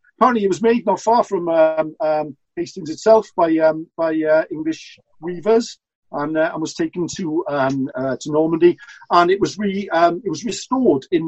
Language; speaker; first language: English; native; English